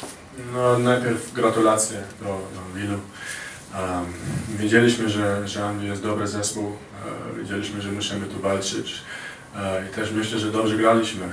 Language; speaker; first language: Polish; early bilingual, heritage; Polish